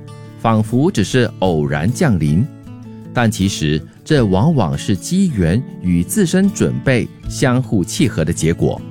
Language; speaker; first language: Chinese; native; Chinese